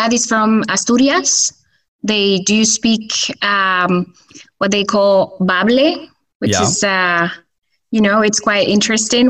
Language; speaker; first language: English; non-native, fluent; Spanish